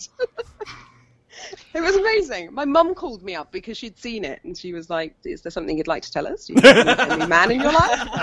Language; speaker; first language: English; native; English